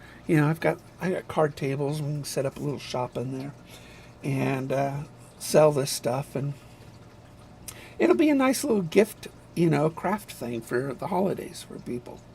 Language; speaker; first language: English; native; English